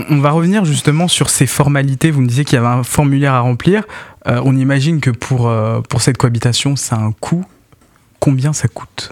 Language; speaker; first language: French; native; French